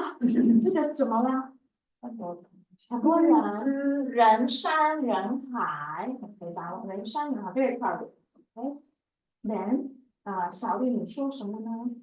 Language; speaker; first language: Chinese; non-native, fluent; English